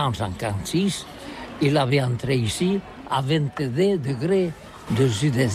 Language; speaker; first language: French; non-native, learner; Catalan